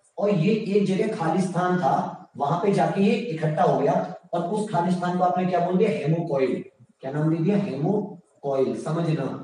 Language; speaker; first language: Hindi; native; Hindi